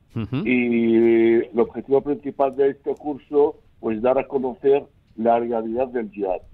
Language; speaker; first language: Spanish; non-native, fluent; Arabic